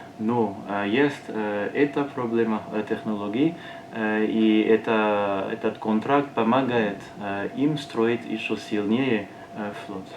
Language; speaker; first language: Russian; non-native, learner; French